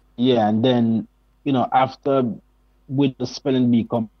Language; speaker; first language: English; non-native, local second language; Jamaican Creole English